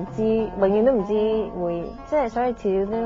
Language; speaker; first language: Cantonese; early bilingual, heritage; Cantonese